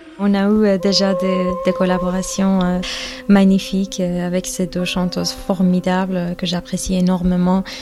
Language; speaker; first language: French; non-native, fluent; Persian